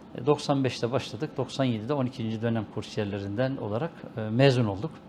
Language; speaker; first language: Turkish; native; Turkish